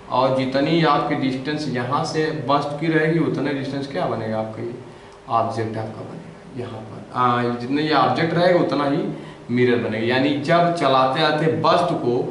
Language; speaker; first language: Hindi; native; Hindi